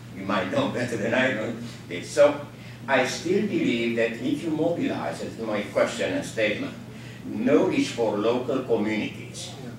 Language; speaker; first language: English; non-native, fluent; Norwegian